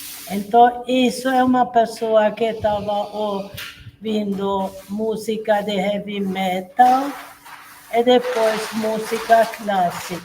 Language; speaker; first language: Portuguese; non-native, fluent; Swedish